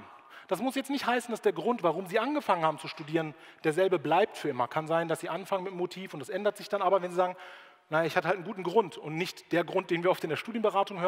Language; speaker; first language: German; native; German